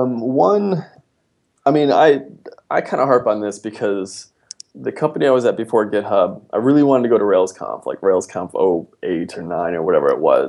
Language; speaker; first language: English; native; English